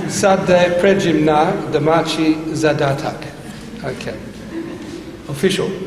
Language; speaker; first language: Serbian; non-native, learner; English